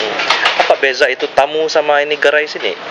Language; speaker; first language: Indonesian; non-native, local second language; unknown